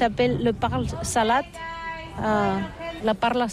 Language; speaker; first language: French; non-native, learner; Catalan